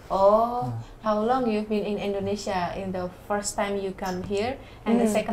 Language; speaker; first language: English; non-native, learner; Indonesian